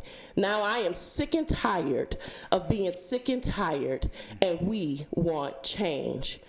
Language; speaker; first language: English; native; English